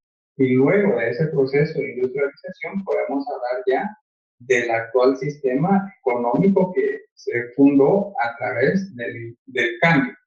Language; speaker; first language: Spanish; native; Spanish